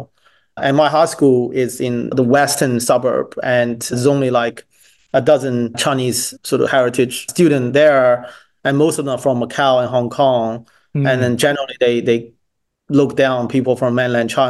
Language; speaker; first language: English; non-native, fluent; Chinese